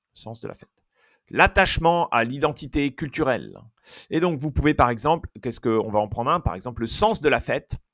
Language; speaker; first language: French; native; French